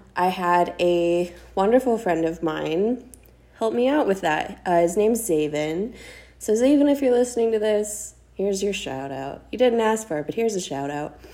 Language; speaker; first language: English; native; English